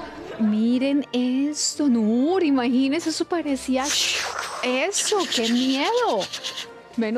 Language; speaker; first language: Spanish; native; Spanish